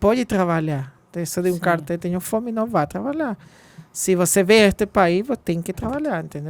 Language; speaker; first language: Portuguese; non-native, fluent; Spanish